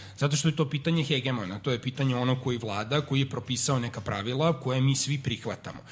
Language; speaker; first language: Serbian; native; Serbian